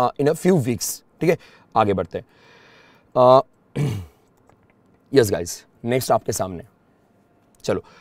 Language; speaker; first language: Hindi; native; Hindi